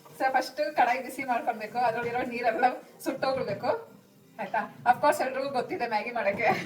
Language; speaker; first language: Kannada; non-native, local second language; Hindi